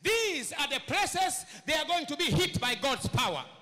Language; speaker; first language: English; non-native, local second language; Swahili